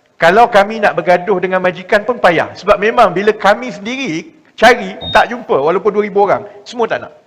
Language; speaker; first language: Malay; native; Malay